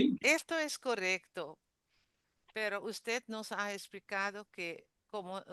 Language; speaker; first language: Spanish; non-native, learner; Papiamento